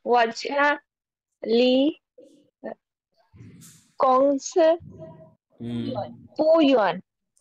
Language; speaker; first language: Chinese; non-native, learner; Urdu